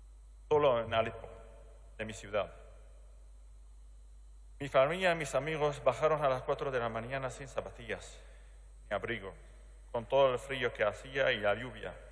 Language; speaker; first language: Spanish; non-native, fluent; Arabic